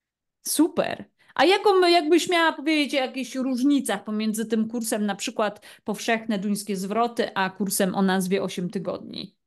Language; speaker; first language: Polish; native; Polish